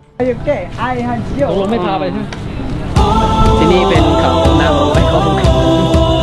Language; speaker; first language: Thai; native; Thai